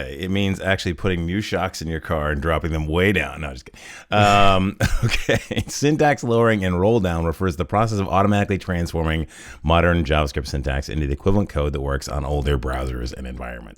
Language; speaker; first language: English; native; English